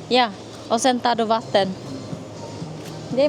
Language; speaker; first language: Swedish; non-native, learner; Filipino